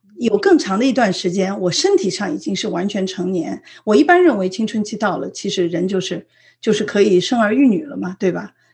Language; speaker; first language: Chinese; native; Chinese